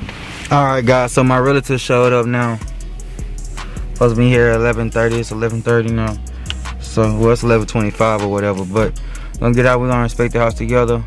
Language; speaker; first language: English; native; English